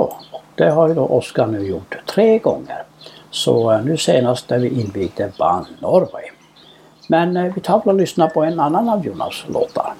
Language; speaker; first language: Swedish; native; Swedish